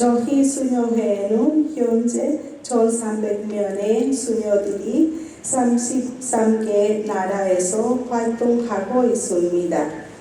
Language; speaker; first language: Korean; non-native, learner; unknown